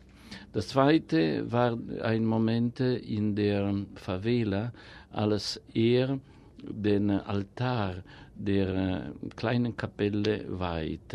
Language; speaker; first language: German; non-native, fluent; Italian